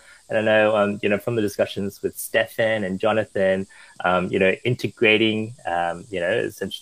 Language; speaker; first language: English; early bilingual, other home language; Chinese